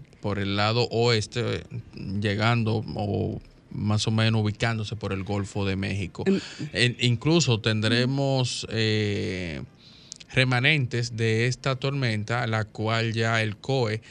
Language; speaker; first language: Spanish; native; Spanish